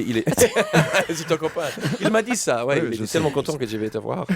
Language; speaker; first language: French; non-native, fluent; English